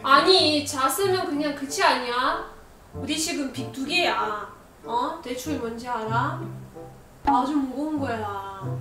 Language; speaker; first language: Korean; non-native, fluent; Russian